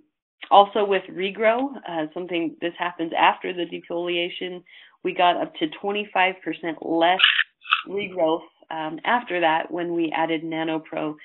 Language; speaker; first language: English; native; English